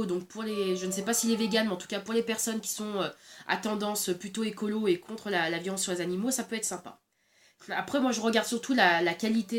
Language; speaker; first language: French; native; French